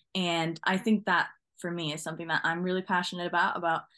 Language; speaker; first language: English; non-native, fluent; Norwegian